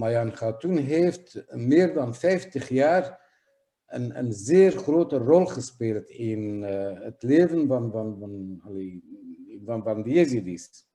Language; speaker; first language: Dutch; non-native, fluent; Kurdish